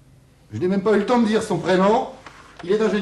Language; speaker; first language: French; native; French